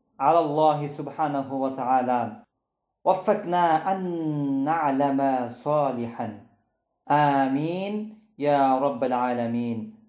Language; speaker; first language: Arabic; non-native, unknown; Bangla